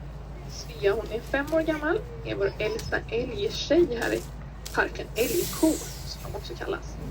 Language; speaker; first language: Swedish; native; Swedish